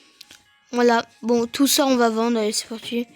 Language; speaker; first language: French; native; French